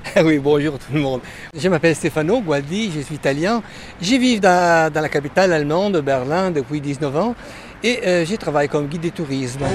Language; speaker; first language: French; non-native, fluent; Italian